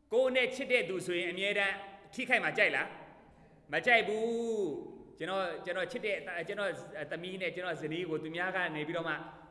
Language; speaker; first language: Burmese; non-native, local second language; Kachin